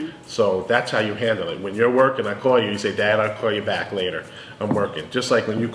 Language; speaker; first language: English; native; English